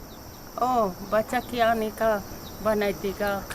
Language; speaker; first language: Hindi; non-native, local second language; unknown